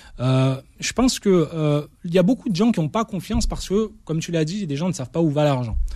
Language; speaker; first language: French; early bilingual, other home language; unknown